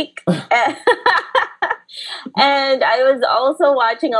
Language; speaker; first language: English; early bilingual, other home language; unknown